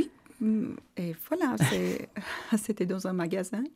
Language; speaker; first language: French; non-native, fluent; Armenian